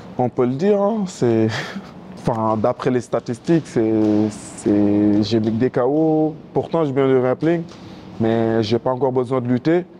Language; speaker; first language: French; non-native, local second language; Wolof